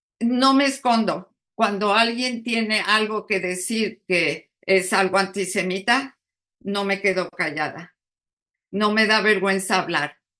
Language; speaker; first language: Spanish; native; Spanish